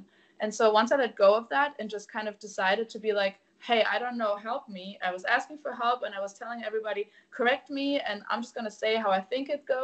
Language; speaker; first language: English; non-native, fluent; German